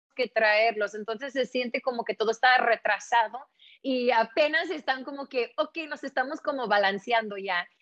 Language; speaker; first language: Spanish; early bilingual, heritage; Spanish